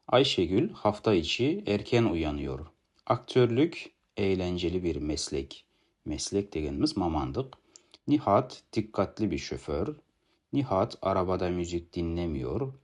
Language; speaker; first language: Turkish; non-native, fluent; Kazakh